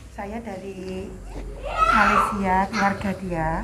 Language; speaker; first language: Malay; non-native, local second language; Javanese